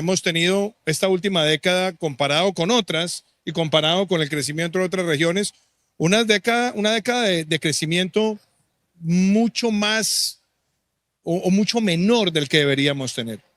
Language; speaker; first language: Spanish; native; Spanish